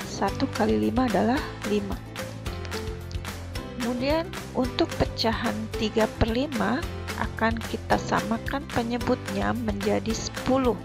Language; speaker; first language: Indonesian; native; Indonesian